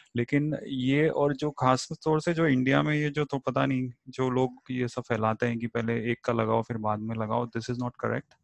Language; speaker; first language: Hindi; native; Hindi